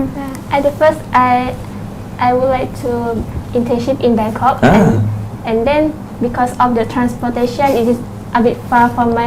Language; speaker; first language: English; non-native, learner; Thai